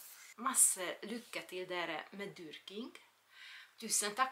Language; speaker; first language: Norwegian; non-native, fluent; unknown